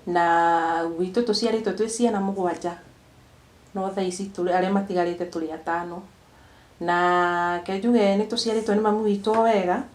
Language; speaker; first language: Kikuyu; non-native, local second language; Embu